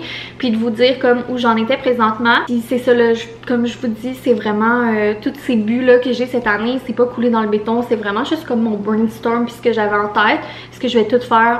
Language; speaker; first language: French; native; French